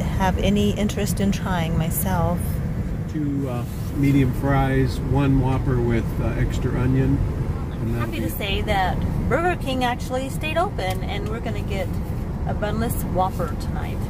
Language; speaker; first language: English; native; English